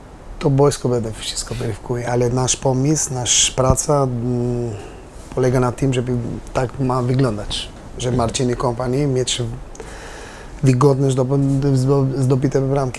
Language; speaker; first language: Polish; non-native, learner; Albanian